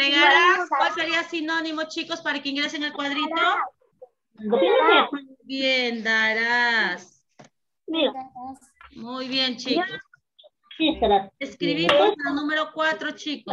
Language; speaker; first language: Spanish; native; Spanish